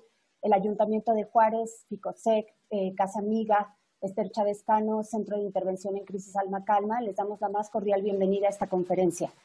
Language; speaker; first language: Spanish; native; Spanish